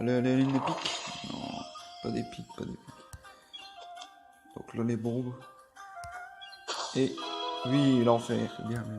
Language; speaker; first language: French; native; French